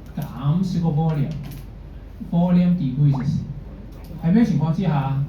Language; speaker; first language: Cantonese; native; Cantonese